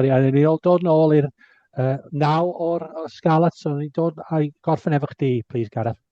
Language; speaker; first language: Welsh; native; Welsh